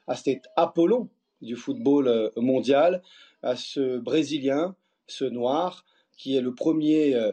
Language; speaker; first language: French; early bilingual, other home language; Portuguese